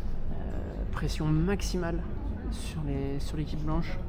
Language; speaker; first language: French; native; French